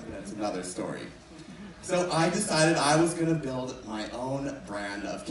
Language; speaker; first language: English; native; English